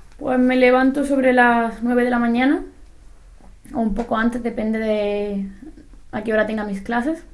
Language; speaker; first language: Spanish; native; Spanish